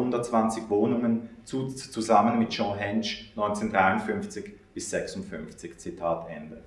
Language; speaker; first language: German; native; German